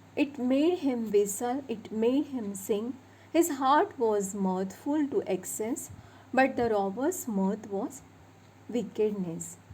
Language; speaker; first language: English; non-native, local second language; Marathi